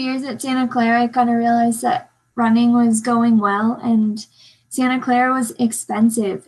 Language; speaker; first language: English; native; English